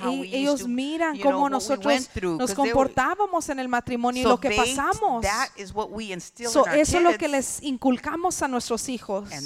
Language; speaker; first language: Spanish; early bilingual, heritage; English